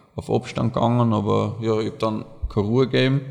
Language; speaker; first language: German; native; German